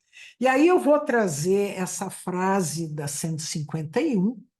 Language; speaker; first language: Portuguese; native; Portuguese